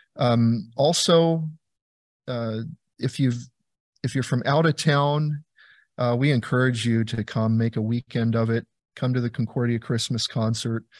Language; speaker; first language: English; native; English